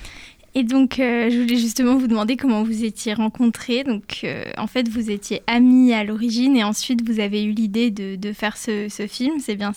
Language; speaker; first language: French; native; French